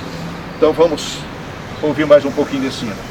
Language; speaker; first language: Portuguese; native; Portuguese